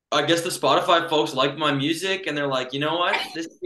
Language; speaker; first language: English; native; English